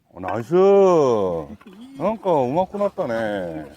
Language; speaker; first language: Japanese; non-native, fluent; Korean